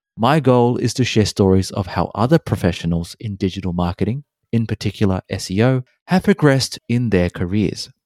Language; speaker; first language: English; native; English